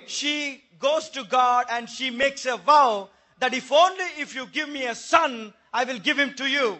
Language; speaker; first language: English; non-native, local second language; Telugu